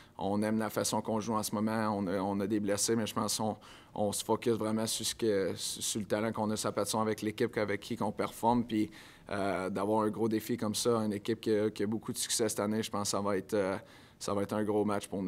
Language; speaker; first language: French; native; French